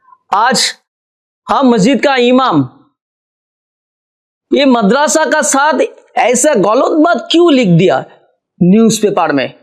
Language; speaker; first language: Hindi; non-native, local second language; Bangla